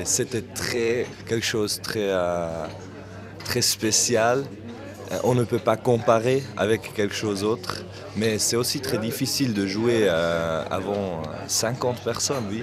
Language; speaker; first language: French; non-native, local second language; German